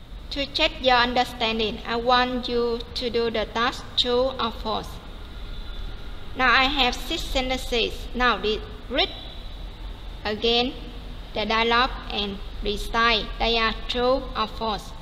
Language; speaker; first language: English; non-native, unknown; Vietnamese